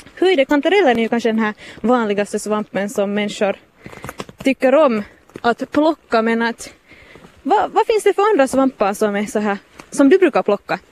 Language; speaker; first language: Swedish; native; Swedish